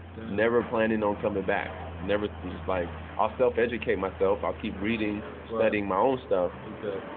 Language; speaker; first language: English; native; English